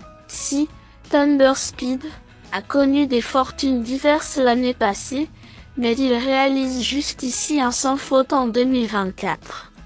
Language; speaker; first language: French; native; French